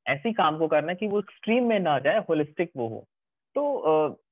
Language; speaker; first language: Hindi; native; Hindi